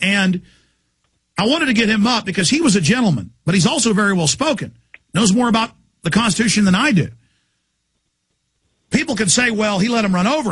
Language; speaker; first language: English; native; English